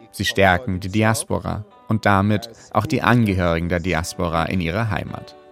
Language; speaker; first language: German; native; German